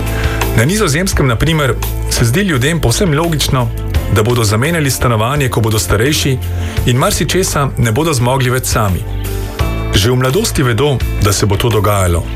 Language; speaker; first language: Slovenian; native; Slovenian